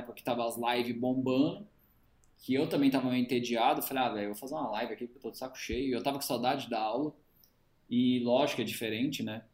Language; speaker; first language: Portuguese; native; Portuguese